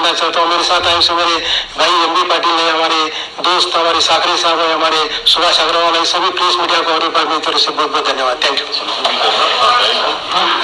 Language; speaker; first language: Hindi; non-native, local second language; Marathi